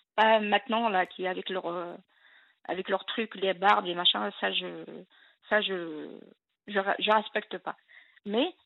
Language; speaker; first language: French; non-native, local second language; Arabic